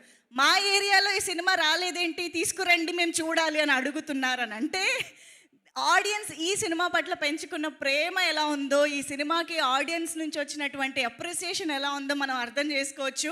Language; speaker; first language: Telugu; native; Telugu